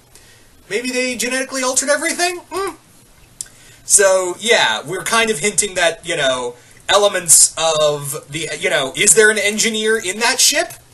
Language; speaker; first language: English; native; English